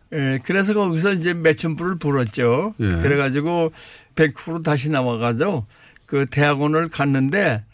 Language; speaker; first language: Korean; native; Korean